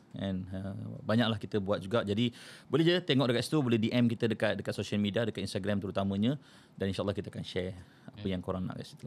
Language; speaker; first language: Malay; native; Malay